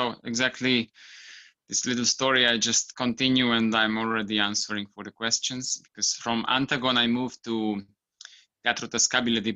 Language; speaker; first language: English; non-native, fluent; Hungarian